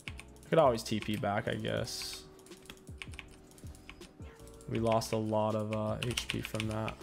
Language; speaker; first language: English; native; English